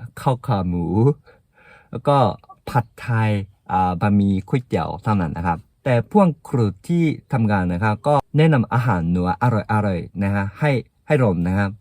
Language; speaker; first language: Thai; non-native, fluent; Japanese